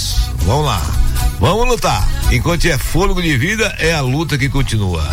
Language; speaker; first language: Portuguese; native; Portuguese